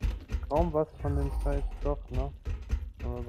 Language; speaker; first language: German; native; German